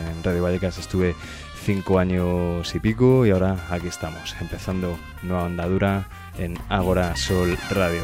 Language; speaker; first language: Spanish; native; Spanish